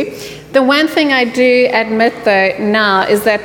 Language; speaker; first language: English; native; English